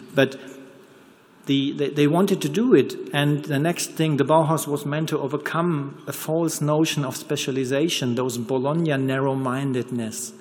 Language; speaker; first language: English; non-native, fluent; German